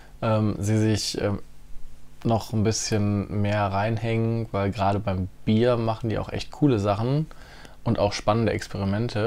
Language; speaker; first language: German; native; German